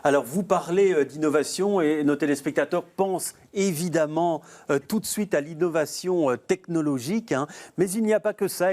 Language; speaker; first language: French; native; French